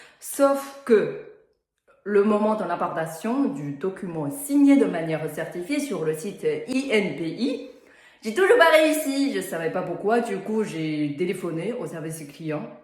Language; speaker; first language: French; non-native, fluent; Chinese